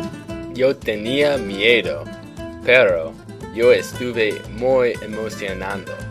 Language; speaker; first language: Spanish; non-native, learner; English